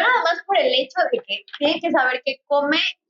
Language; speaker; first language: Spanish; native; Spanish